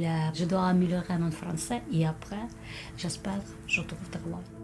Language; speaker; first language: French; non-native, learner; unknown